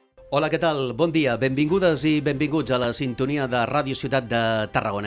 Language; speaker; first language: Catalan; native; Catalan